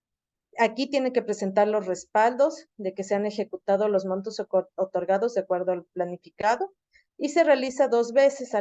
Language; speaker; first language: Spanish; native; Spanish